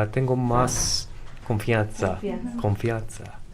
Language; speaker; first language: Spanish; non-native, learner; English